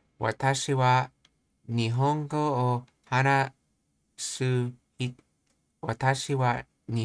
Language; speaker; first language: Japanese; non-native, learner; English